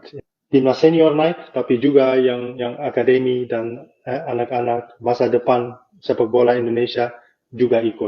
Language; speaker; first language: Indonesian; non-native, fluent; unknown